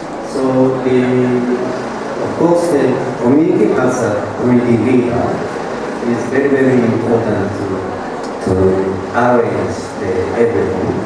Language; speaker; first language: English; non-native, learner; Japanese